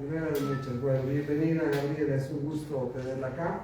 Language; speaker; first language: Spanish; native; Spanish